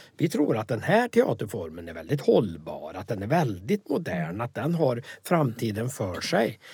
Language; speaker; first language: Swedish; native; Swedish